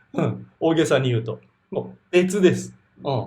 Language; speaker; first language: Japanese; native; Japanese